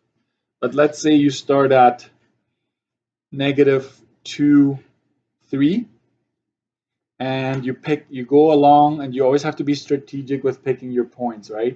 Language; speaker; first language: English; native; English